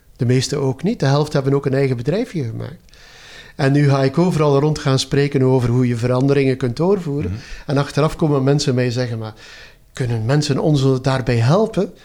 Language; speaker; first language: Dutch; native; Dutch